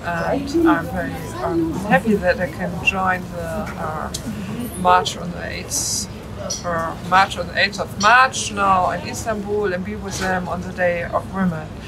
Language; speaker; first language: English; non-native, fluent; German